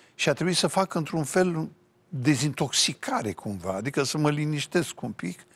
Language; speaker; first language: Romanian; native; Romanian